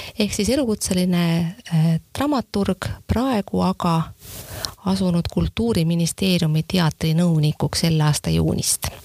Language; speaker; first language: Estonian; native; Estonian